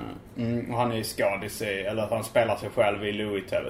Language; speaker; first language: Swedish; native; Swedish